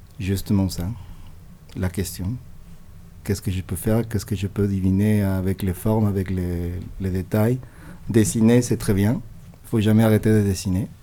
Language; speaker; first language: French; non-native, fluent; Spanish